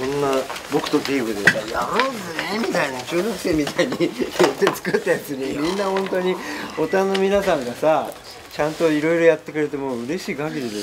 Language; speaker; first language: Japanese; native; Japanese